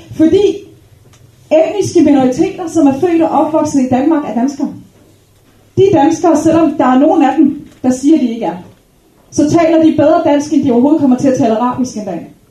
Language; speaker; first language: Danish; early bilingual, other home language; Arabic